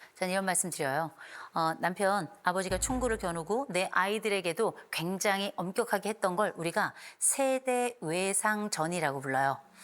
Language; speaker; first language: Korean; native; Korean